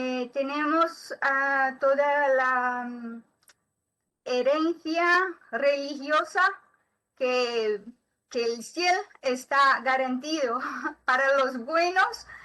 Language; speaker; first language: Spanish; non-native, learner; Portuguese